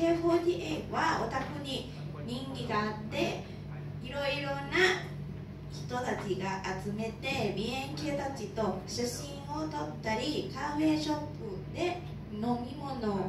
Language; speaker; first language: Japanese; non-native, learner; Thai